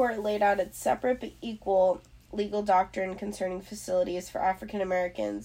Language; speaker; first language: English; native; English